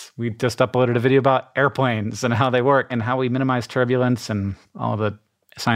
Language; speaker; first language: English; native; English